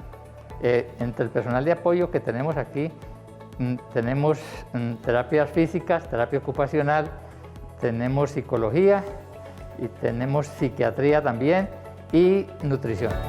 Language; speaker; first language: Spanish; native; Spanish